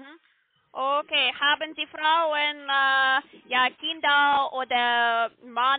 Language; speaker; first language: German; non-native, learner; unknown